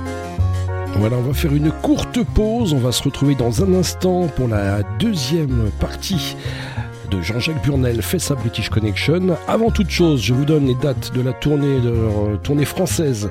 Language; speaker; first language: French; native; French